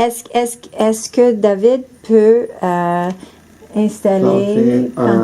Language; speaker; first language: French; non-native, learner; English